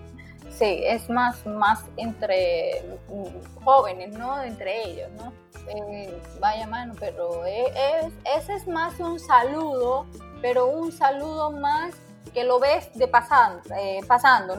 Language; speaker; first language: Spanish; native; Spanish